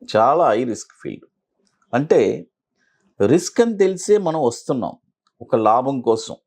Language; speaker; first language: Telugu; native; Telugu